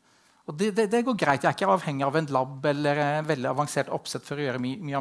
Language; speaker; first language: Norwegian; native; Norwegian